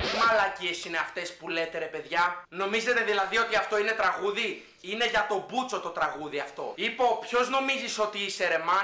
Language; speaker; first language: Greek; native; Greek